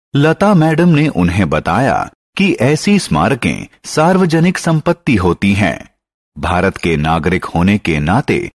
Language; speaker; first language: Hindi; non-native, local second language; Marathi